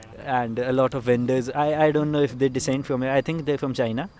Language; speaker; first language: English; non-native, local second language; Punjabi